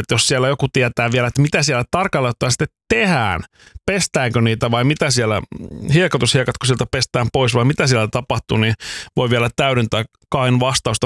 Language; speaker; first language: Finnish; native; Finnish